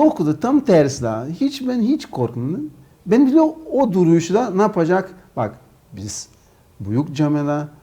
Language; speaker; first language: Turkish; non-native, learner; Portuguese